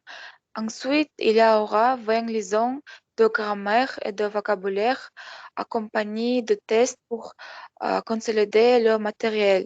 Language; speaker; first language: French; non-native, learner; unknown